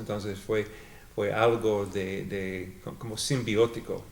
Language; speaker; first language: Spanish; non-native, fluent; English